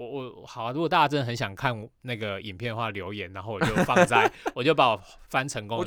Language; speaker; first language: Chinese; native; Chinese